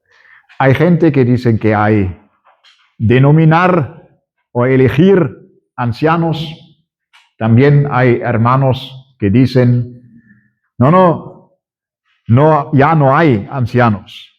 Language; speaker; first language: Spanish; non-native, fluent; German